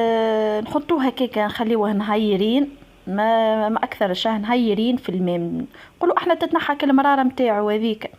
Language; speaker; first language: Arabic; native; Arabic